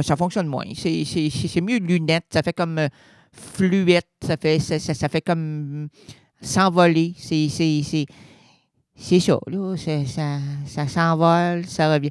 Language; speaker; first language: French; native; French